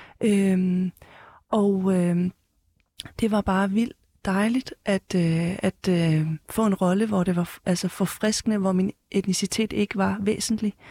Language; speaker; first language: Danish; early bilingual, heritage; Danish